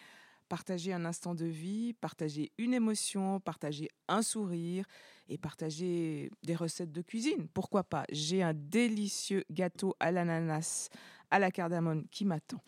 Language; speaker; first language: French; native; French